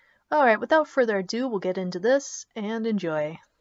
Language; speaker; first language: English; native; English